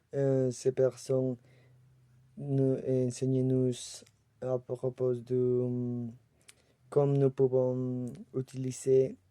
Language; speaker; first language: French; non-native, learner; Spanish